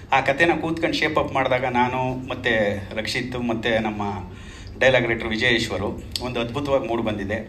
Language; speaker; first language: Kannada; native; Kannada